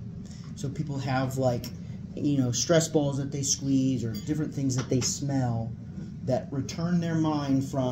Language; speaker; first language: English; native; English